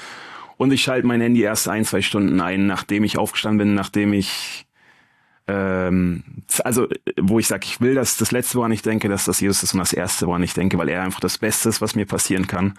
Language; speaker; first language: German; native; German